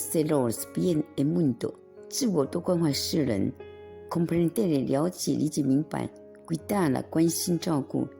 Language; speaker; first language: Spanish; non-native, fluent; Chinese